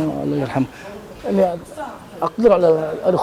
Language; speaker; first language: Arabic; non-native, learner; Indonesian